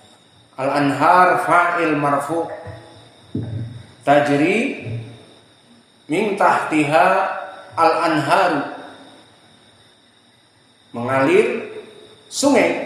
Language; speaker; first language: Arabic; non-native, fluent; Indonesian